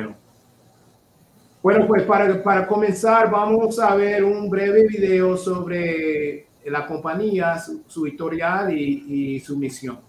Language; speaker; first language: Spanish; non-native, fluent; English